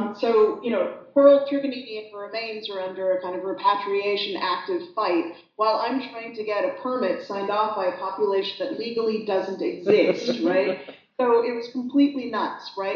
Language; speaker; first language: English; native; English